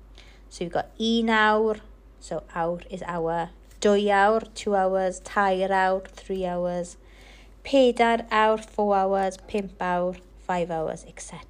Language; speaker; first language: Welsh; non-native, local second language; English